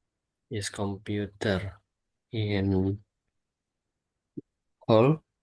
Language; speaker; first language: English; non-native, learner; Indonesian